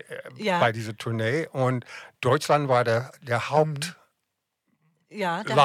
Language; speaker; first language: German; non-native, fluent; English